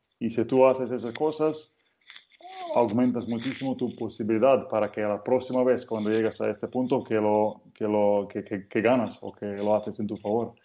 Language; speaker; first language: Spanish; non-native, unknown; Slovenian